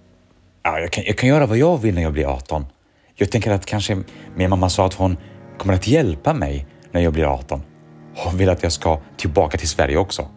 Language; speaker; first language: Swedish; early bilingual, other home language; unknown